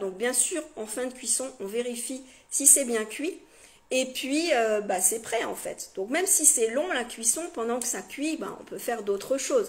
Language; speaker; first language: French; native; French